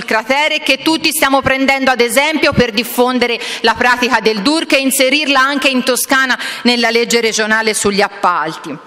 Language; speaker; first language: Italian; native; Italian